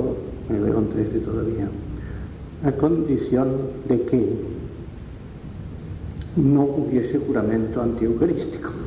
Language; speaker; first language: Spanish; non-native, local second language; Catalan